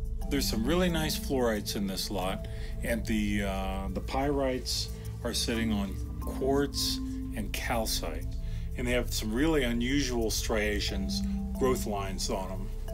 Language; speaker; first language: English; native; English